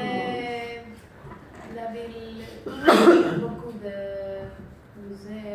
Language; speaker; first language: French; non-native, learner; Spanish